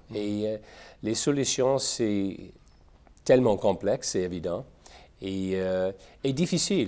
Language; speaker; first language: French; non-native, learner; English